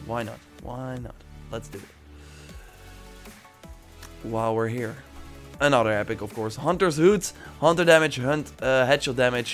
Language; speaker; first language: English; non-native, fluent; Dutch